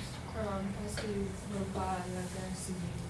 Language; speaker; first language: French; non-native, learner; English